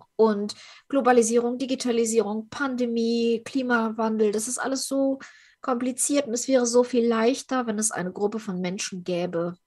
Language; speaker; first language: German; early bilingual, other home language; Ukrainian